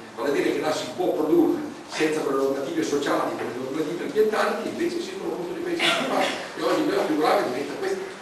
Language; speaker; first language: Italian; native; Italian